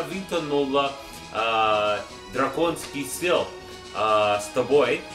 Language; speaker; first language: Russian; non-native, learner; English